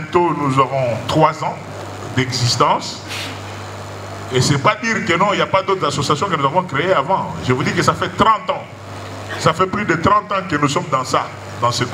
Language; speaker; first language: French; non-native, local second language; Luba-Lulua